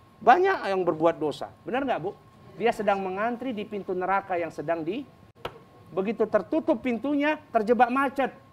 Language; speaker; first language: Indonesian; native; Indonesian